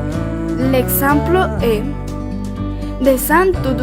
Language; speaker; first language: French; non-native, learner; Spanish